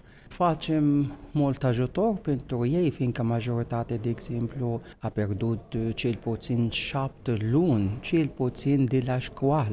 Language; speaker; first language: Romanian; non-native, fluent; Arabic